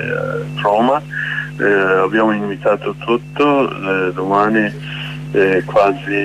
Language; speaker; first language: Italian; non-native, learner; Kurdish